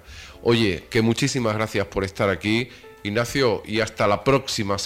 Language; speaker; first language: Spanish; native; Spanish